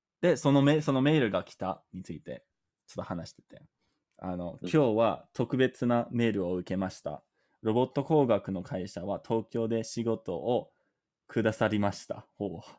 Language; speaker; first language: Japanese; non-native, learner; English